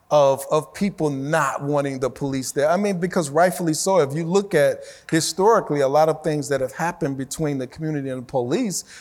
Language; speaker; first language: English; native; English